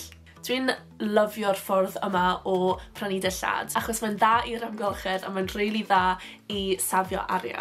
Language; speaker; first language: Welsh; non-native, local second language; English